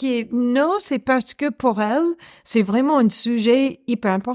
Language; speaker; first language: French; non-native, fluent; English